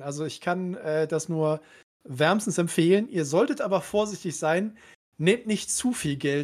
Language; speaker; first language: German; native; German